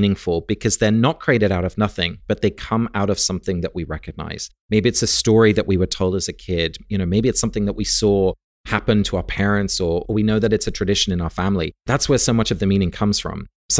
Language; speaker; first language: English; native; English